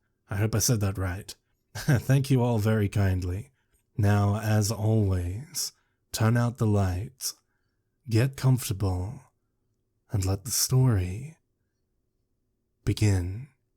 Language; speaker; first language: English; native; English